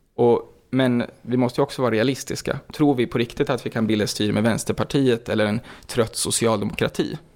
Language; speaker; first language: Swedish; native; Swedish